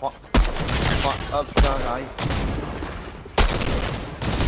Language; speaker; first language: French; native; French